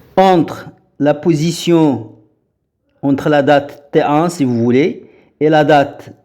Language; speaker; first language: French; non-native, local second language; Arabic